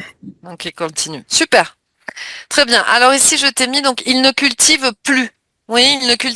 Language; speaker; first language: French; native; French